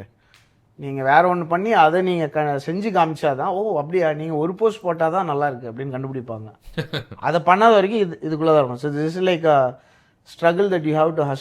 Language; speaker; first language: Tamil; native; Tamil